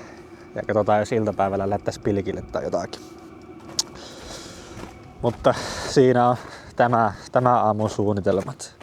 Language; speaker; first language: Finnish; native; Finnish